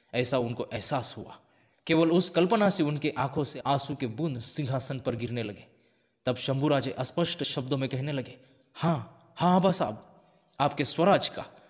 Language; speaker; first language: Hindi; non-native, local second language; Marathi